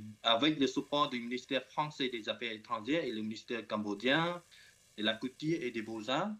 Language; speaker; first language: French; non-native, learner; Khmer